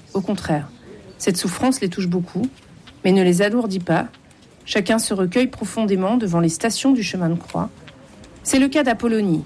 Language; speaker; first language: French; native; French